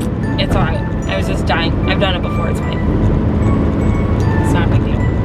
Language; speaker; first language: English; native; English